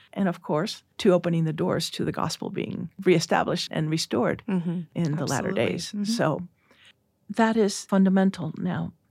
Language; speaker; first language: English; early bilingual, other home language; Spanish